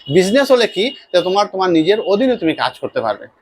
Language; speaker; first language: Bangla; native; Bangla